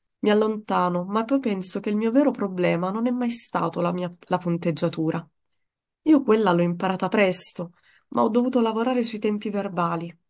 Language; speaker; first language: Italian; non-native, fluent; Persian